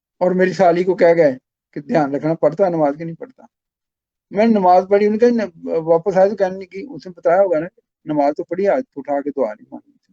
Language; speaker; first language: Urdu; non-native, local second language; Pashto